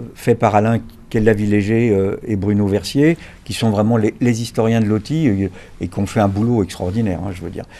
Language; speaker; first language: French; native; French